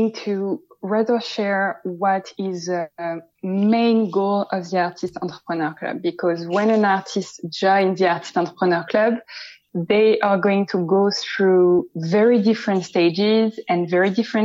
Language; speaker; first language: English; non-native, fluent; French